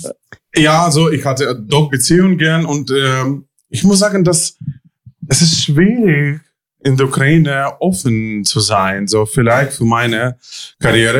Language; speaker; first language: German; non-native, learner; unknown